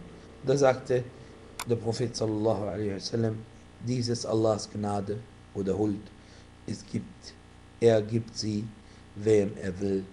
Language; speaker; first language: German; non-native, fluent; Arabic